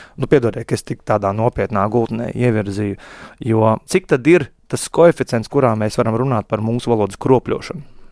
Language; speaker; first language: Latvian; native; Latvian